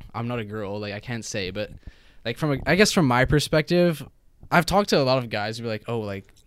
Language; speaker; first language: English; non-native, local second language; Cantonese